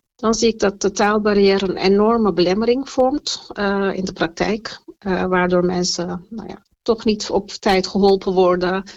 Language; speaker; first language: Dutch; early bilingual, other home language; Turkish